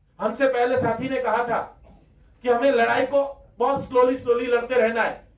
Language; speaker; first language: Hindi; non-native, local second language; Rajasthani